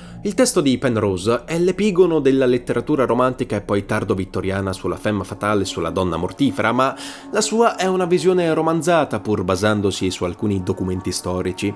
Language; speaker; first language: Italian; native; Italian